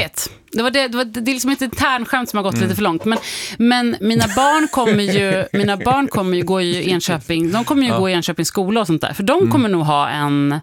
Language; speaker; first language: Swedish; native; Swedish